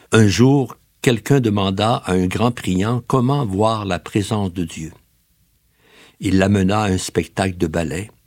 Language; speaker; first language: French; native; French